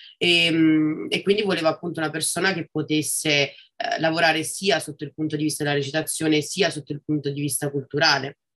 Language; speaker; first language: Italian; native; Italian